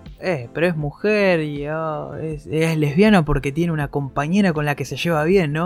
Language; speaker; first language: Spanish; native; Spanish